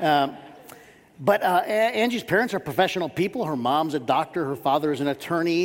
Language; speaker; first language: English; native; English